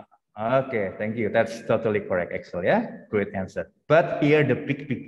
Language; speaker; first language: English; non-native, fluent; Indonesian